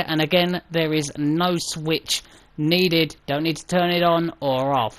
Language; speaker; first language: English; native; English